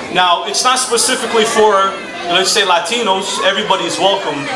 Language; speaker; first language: English; non-native, fluent; Portuguese